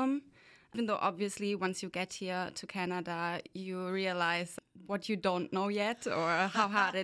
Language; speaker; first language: English; non-native, fluent; German